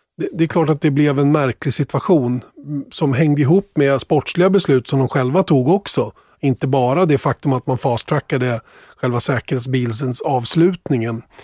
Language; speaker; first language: Swedish; native; Swedish